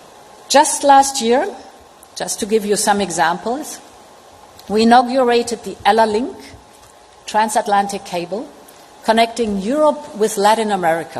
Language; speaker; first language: English; non-native, fluent; German